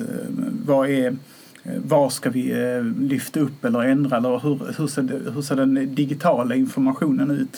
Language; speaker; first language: Swedish; native; Swedish